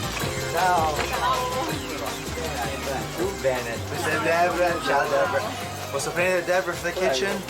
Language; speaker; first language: Italian; early bilingual, heritage; Italian